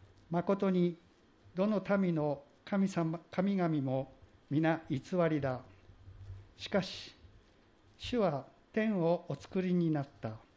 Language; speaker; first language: Japanese; native; Japanese